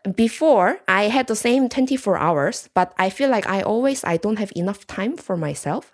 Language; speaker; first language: English; non-native, learner; Korean